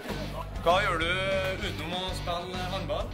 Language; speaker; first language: Norwegian; native; Norwegian